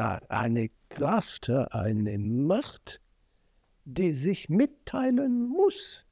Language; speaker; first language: German; non-native, fluent; French